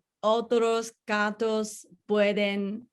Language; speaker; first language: Spanish; non-native, learner; English